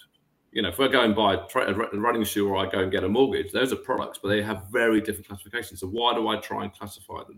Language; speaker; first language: English; native; English